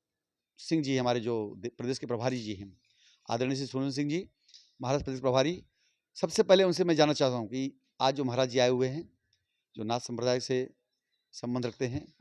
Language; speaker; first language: Hindi; native; Hindi